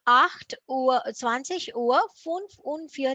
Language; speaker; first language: German; non-native, learner; Tamil